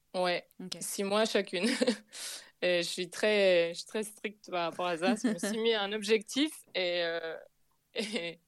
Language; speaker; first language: French; non-native, fluent; Spanish